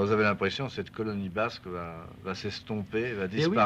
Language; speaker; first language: French; native; French